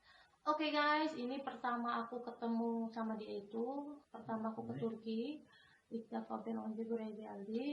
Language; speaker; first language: Indonesian; non-native, local second language; Javanese